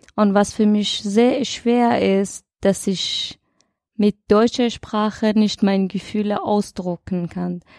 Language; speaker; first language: German; non-native, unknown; Persian